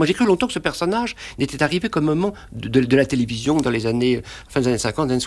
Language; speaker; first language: French; native; French